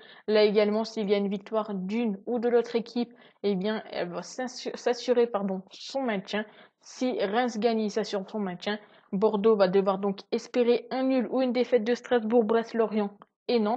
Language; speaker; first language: French; native; French